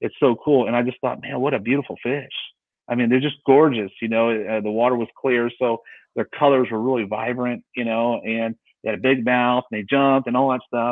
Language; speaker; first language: English; native; English